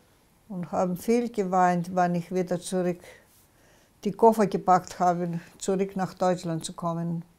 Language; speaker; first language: German; non-native, local second language; Greek